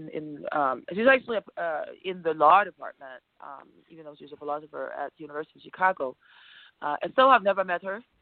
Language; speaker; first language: English; non-native, fluent; Danish